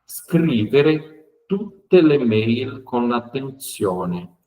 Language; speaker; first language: Italian; non-native, fluent; Portuguese